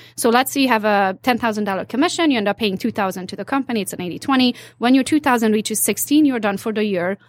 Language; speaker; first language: English; non-native, fluent; Hungarian